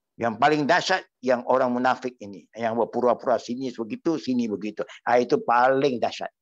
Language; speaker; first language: Malay; non-native, local second language; Chinese